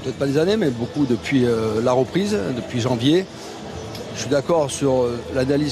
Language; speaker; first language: French; native; French